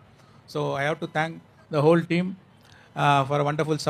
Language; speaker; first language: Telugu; non-native, learner; Tamil